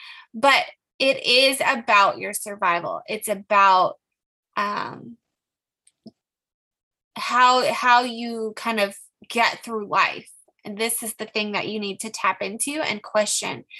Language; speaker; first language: English; native; English